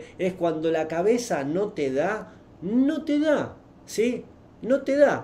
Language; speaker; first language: Spanish; native; Spanish